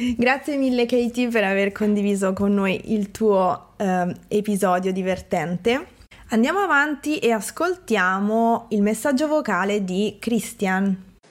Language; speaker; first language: Italian; native; Italian